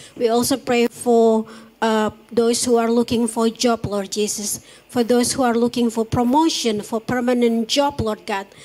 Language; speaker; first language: English; non-native, fluent; Indonesian